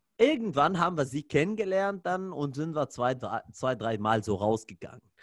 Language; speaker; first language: German; non-native, fluent; Arabic